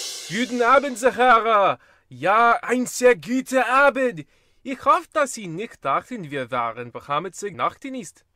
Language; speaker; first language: German; non-native, learner; English